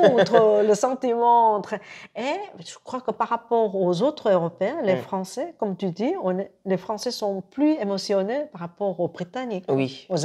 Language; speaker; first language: French; non-native, fluent; Korean